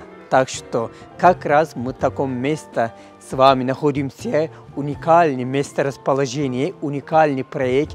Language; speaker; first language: Russian; non-native, learner; Turkish